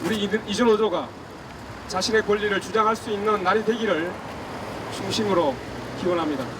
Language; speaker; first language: Korean; native; Korean